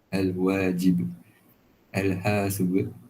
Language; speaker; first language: Arabic; non-native, learner; Malay